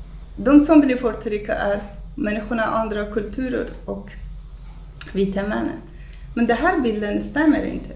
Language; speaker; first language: Swedish; non-native, fluent; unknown